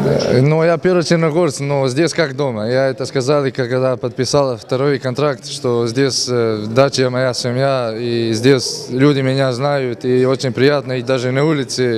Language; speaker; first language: Russian; non-native, learner; Serbian